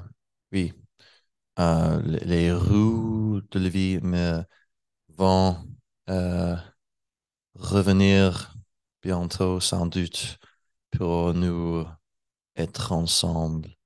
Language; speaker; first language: French; non-native, learner; English